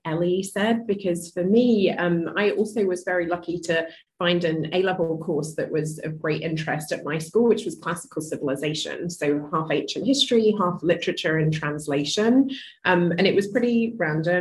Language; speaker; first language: English; native; English